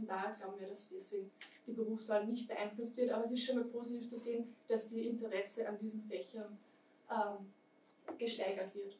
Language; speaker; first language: German; native; German